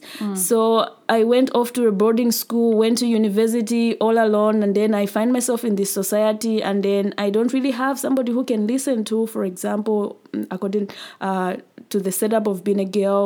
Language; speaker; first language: English; non-native, local second language; Nyanja